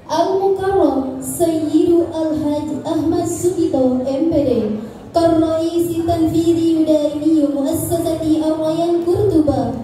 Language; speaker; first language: Arabic; non-native, learner; Indonesian